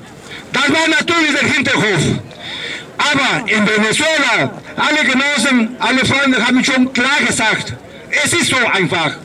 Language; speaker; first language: German; non-native, learner; Spanish